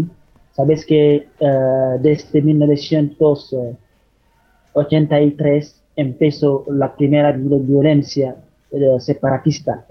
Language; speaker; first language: Spanish; non-native, fluent; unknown